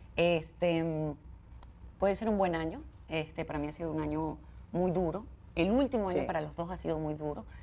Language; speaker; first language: Spanish; native; Spanish